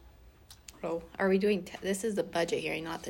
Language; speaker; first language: English; native; English